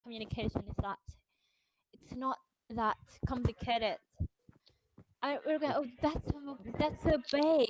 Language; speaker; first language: English; non-native, fluent; Indonesian